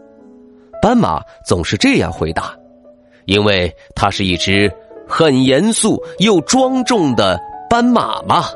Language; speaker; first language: Chinese; native; Chinese